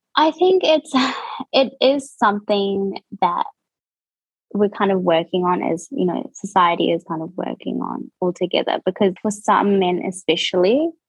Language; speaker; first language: English; native; English